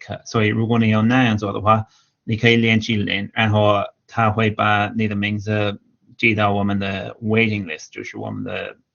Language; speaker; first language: Chinese; non-native, fluent; English